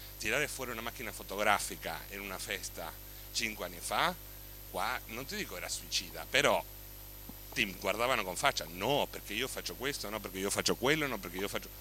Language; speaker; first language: Italian; non-native, fluent; Spanish